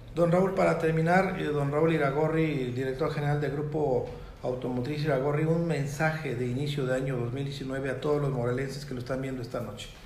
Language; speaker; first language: Spanish; native; Spanish